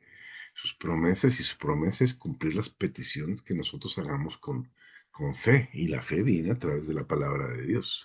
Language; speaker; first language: Spanish; native; Spanish